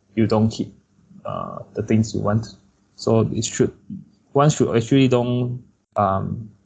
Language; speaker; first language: English; non-native, local second language; Chinese